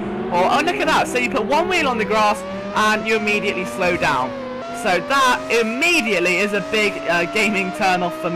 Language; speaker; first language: English; native; English